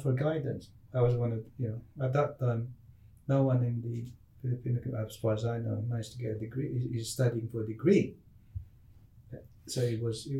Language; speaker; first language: English; non-native, local second language; Filipino